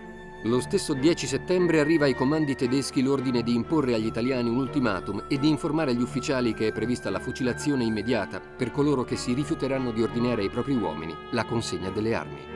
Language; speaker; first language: Italian; native; Italian